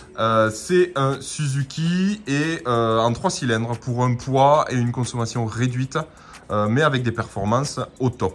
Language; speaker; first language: French; native; French